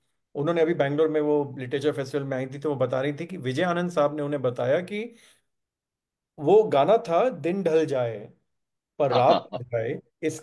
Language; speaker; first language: Hindi; native; Hindi